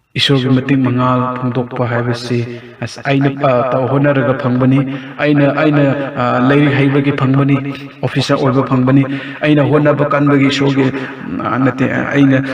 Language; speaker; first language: Manipuri; non-native, local second language; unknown